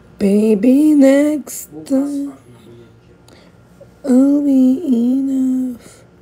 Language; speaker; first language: English; non-native, learner; Filipino